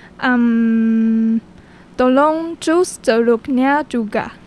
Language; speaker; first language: Indonesian; non-native, learner; Chinese